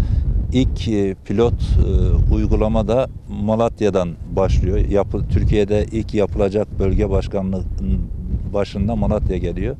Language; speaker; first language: Turkish; native; Turkish